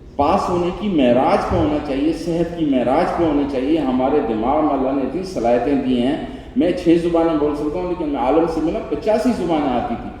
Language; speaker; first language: Urdu; non-native, local second language; Sindhi